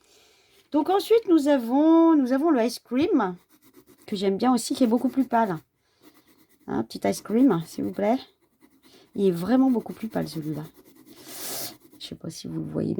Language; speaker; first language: French; native; French